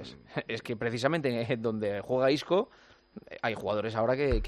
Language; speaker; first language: Spanish; native; Spanish